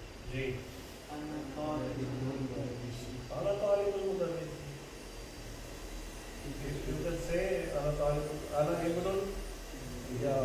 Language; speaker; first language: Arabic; non-native, fluent; Urdu